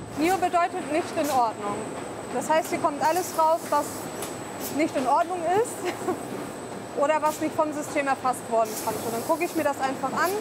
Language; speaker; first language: German; native; German